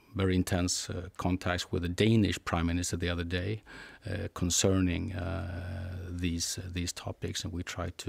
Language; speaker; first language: English; non-native, fluent; Swedish